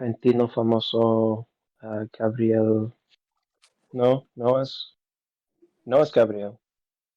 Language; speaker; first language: Spanish; non-native, learner; English